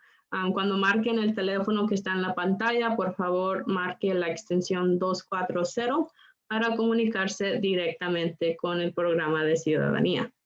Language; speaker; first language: Spanish; non-native, local second language; English